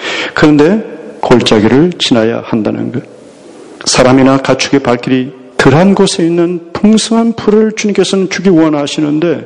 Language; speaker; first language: Korean; native; Korean